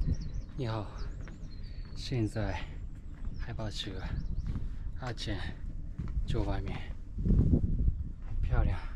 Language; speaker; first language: Chinese; non-native, learner; Japanese